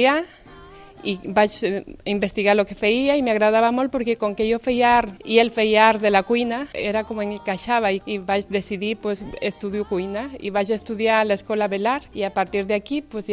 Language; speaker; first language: Catalan; non-native, fluent; Spanish